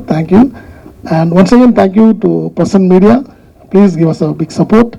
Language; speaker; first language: Telugu; non-native, learner; Tamil